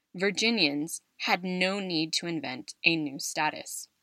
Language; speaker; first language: English; native; English